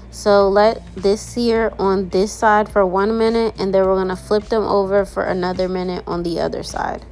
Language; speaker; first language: English; native; English